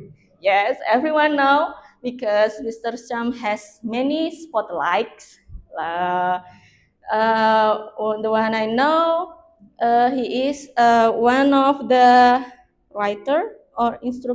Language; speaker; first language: English; non-native, learner; Indonesian